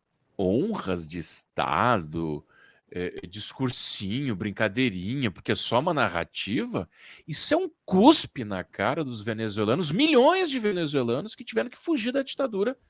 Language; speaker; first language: Portuguese; native; Portuguese